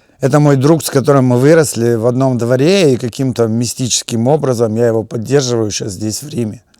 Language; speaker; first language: Russian; native; Russian